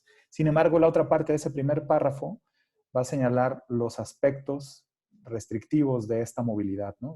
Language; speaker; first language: Spanish; native; Spanish